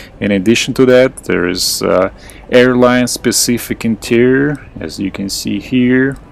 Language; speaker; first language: English; non-native, fluent; Russian